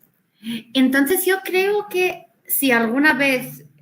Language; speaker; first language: Spanish; non-native, fluent; Arabic